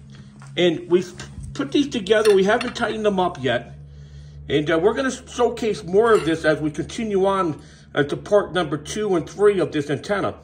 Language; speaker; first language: English; native; English